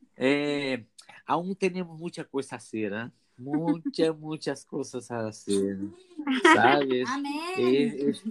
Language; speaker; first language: Spanish; non-native, learner; Portuguese